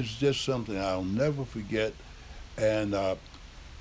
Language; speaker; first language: English; native; English